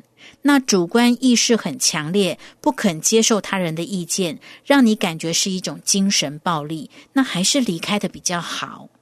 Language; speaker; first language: Chinese; native; Chinese